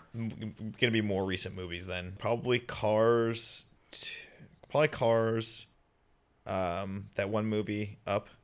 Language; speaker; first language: English; native; English